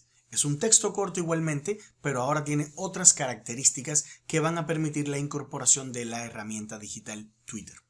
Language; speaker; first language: Spanish; native; Spanish